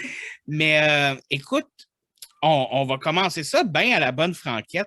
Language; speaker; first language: French; native; French